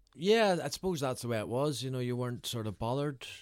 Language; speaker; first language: English; native; English